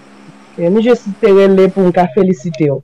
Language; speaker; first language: French; non-native, local second language; Haitian Creole